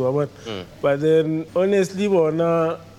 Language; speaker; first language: English; non-native, local second language; Southern Sotho